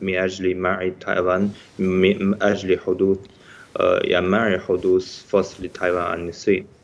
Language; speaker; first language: Arabic; non-native, fluent; Chinese